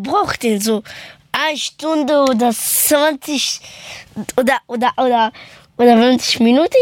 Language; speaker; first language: German; early bilingual, other home language; Persian